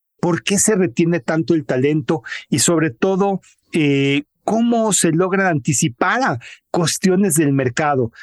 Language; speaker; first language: Spanish; native; Spanish